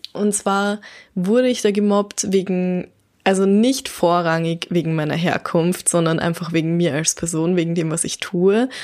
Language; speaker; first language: German; native; German